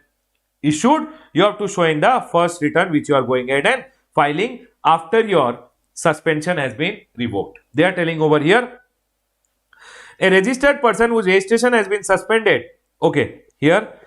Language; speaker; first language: English; non-native, local second language; Hindi